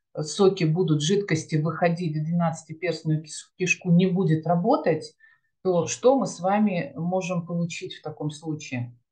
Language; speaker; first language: Russian; native; Russian